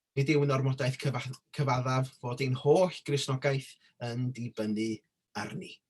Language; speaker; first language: Welsh; native; Welsh